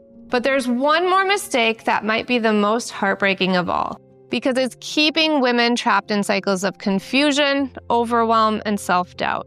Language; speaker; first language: English; native; English